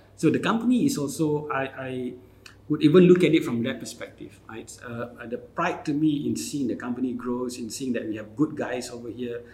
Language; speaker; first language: English; non-native, local second language; Malay